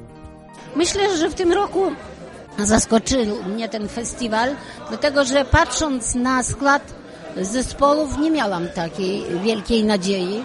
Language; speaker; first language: Polish; native; Polish